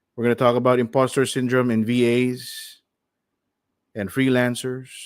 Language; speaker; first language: English; non-native, local second language; Filipino